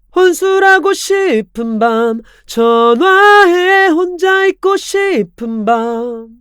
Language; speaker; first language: Korean; native; Korean